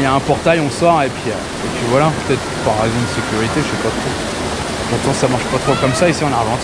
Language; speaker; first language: French; native; French